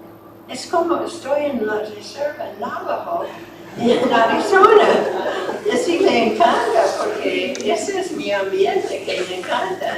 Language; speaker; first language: Spanish; non-native, fluent; English